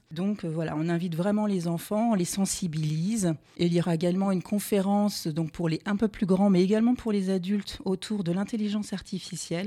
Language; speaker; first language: French; native; French